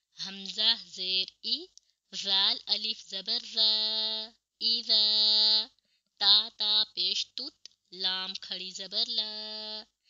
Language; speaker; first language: Urdu; native; Urdu